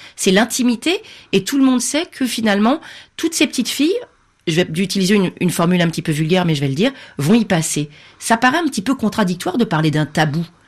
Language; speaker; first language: French; native; French